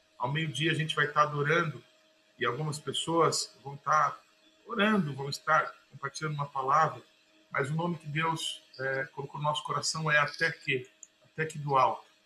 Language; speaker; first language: Portuguese; native; Portuguese